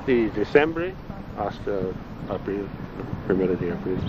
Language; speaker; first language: Spanish; non-native, learner; Italian